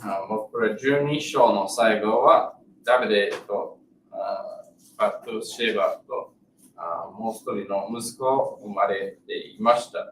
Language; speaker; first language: Japanese; non-native, learner; English